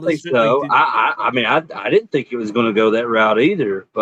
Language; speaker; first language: English; native; English